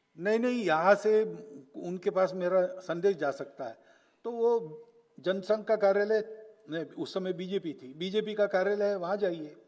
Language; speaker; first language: Hindi; non-native, local second language; Malayalam